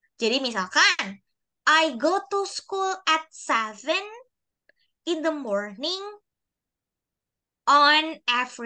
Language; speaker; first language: English; non-native, fluent; Indonesian